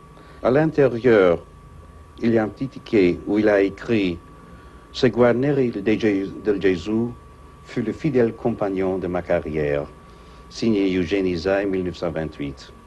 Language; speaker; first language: French; non-native, fluent; English